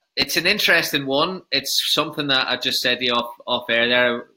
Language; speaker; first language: English; native; English